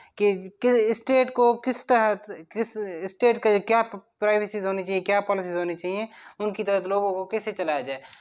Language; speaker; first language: Urdu; non-native, local second language; Sindhi